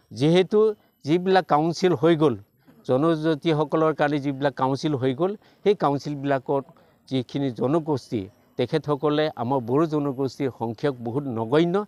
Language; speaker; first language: Assamese; non-native, local second language; Bodo